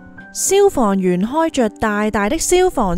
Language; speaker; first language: Chinese; non-native, local second language; Cantonese